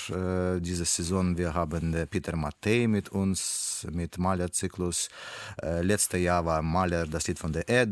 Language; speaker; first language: German; non-native, learner; Russian